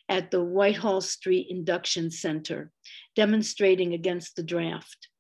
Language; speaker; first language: English; native; English